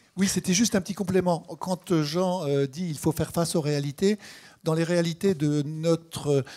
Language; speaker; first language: French; native; French